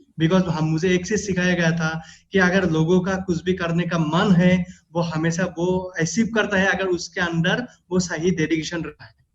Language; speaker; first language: Hindi; non-native, local second language; Assamese